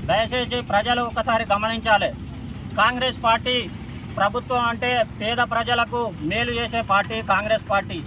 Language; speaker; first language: Telugu; native; Telugu